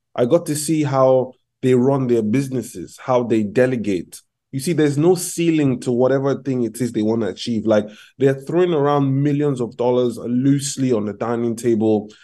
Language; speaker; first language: English; non-native, local second language; Yoruba